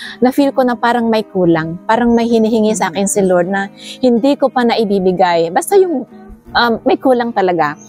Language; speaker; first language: Filipino; non-native, local second language; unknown